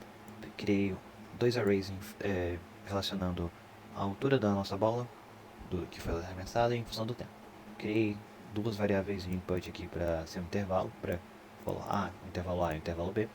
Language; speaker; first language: Portuguese; native; Portuguese